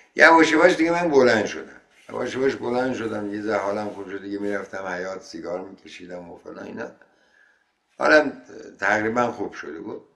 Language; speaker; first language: Persian; non-native, local second language; Azerbaijani